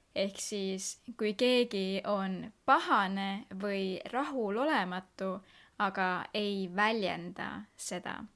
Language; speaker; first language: Estonian; native; Estonian